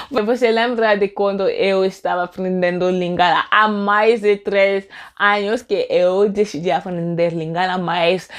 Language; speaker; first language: Portuguese; non-native, learner; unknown